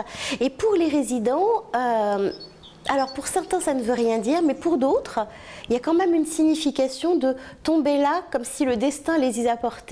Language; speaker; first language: French; native; French